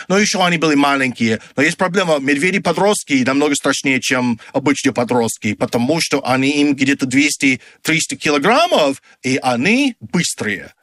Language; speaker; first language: Russian; non-native, fluent; English